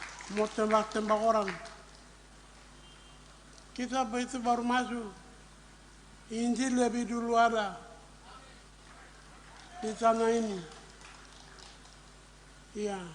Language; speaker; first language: Indonesian; non-native, local second language; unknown